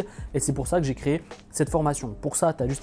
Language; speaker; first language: French; native; French